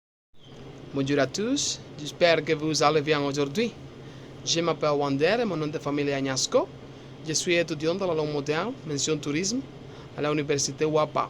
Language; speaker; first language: French; non-native, learner; Spanish